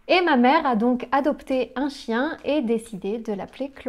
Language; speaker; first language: French; native; French